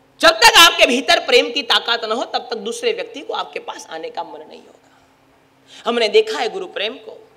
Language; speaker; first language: Hindi; non-native, local second language; Gujarati